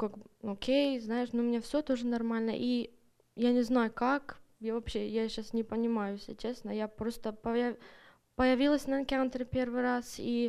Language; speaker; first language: Russian; early bilingual, heritage; Russian